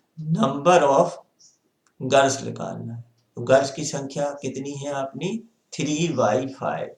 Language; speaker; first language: Hindi; native; Hindi